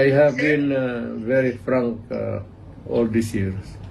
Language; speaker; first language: English; non-native, local second language; Cebuano